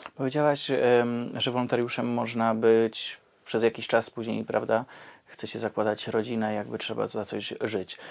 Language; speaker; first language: Polish; native; Polish